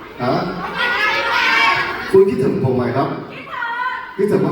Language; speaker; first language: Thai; non-native, learner; Vietnamese